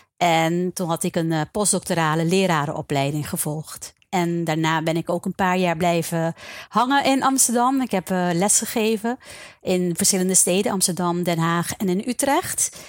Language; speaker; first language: Dutch; non-native, local second language; Papiamento